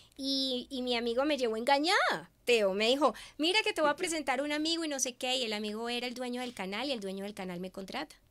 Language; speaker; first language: Spanish; native; Spanish